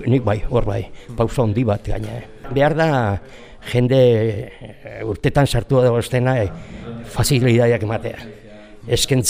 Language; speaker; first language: Basque; non-native, local second language; Spanish